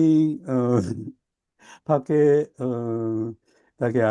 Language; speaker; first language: Indonesian; non-native, learner; Japanese